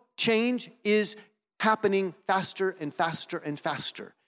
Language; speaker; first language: English; native; English